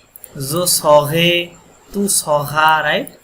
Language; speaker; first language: French; non-native, fluent; Bangla